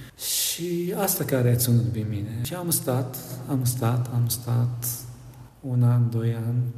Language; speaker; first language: Romanian; non-native, learner; Arabic